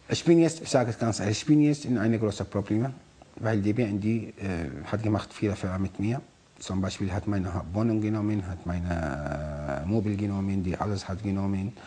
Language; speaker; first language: German; non-native, learner; Arabic